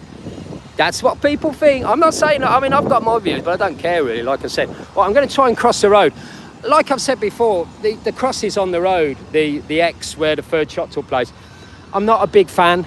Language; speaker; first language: English; native; English